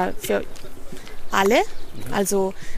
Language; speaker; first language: German; non-native, fluent; Italian